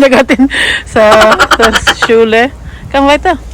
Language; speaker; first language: German; non-native, learner; Cebuano